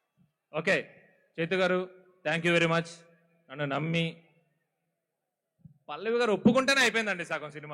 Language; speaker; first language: Telugu; native; Telugu